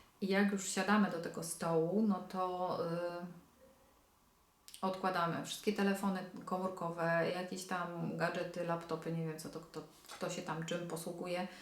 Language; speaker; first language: Polish; native; Polish